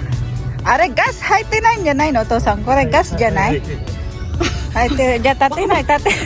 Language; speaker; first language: Japanese; non-native, fluent; Filipino